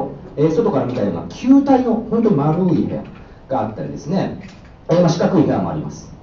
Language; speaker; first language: Japanese; native; Japanese